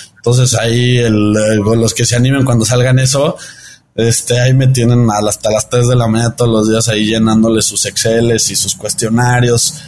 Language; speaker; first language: Spanish; early bilingual, heritage; Spanish